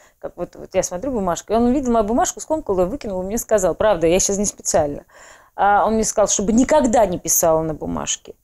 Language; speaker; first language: Russian; non-native, local second language; Georgian